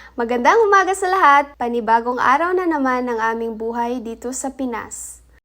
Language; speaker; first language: Filipino; non-native, local second language; Cebuano